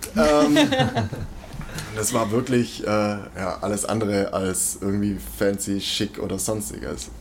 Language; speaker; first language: German; native; German